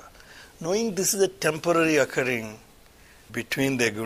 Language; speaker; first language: English; non-native, local second language; Gujarati